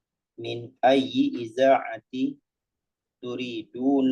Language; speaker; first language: Arabic; non-native, learner; Indonesian